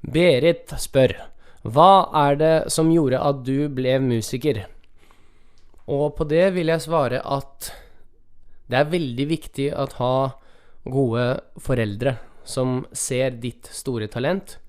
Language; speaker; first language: Norwegian; early bilingual, other home language; Russian